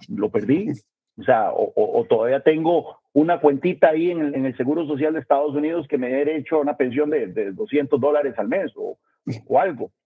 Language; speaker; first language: Spanish; native; Spanish